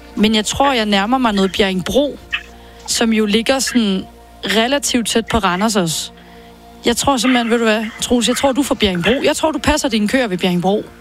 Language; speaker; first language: Danish; native; Danish